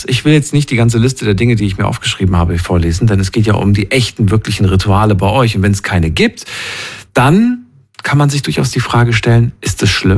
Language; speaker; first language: German; native; German